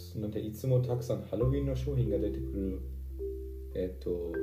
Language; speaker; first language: Japanese; non-native, fluent; German